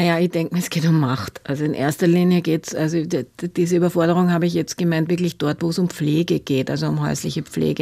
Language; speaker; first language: German; native; German